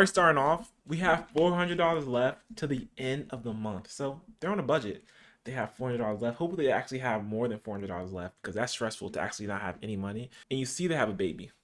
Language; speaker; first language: English; native; English